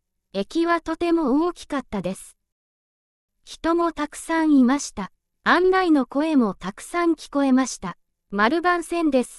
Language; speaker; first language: Japanese; non-native, fluent; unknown